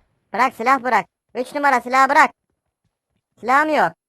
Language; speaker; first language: Turkish; native; Turkish